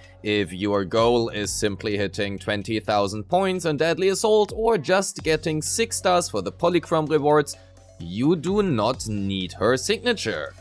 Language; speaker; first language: English; non-native, fluent; German